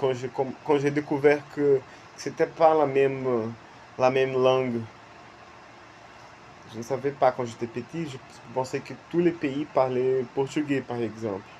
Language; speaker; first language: French; non-native, learner; Portuguese